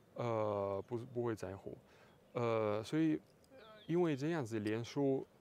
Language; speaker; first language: Chinese; non-native, fluent; Russian